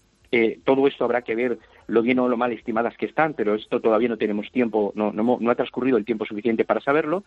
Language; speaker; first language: Spanish; native; Spanish